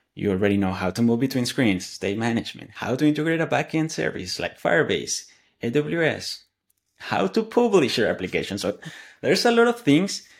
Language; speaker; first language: English; non-native, fluent; Spanish